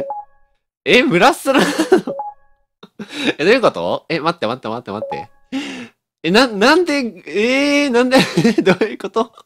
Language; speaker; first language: Japanese; native; Japanese